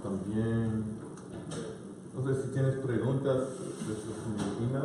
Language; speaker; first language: Spanish; non-native, learner; English